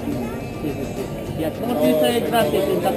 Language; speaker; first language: Spanish; non-native, fluent; English